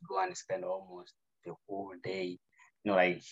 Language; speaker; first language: English; non-native, local second language; Gusii